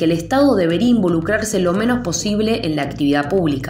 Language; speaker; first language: Spanish; native; Spanish